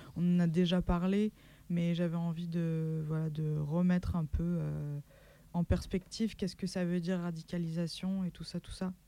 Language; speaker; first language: French; native; French